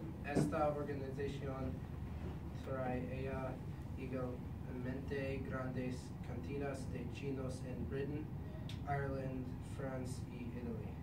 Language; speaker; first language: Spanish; non-native, learner; English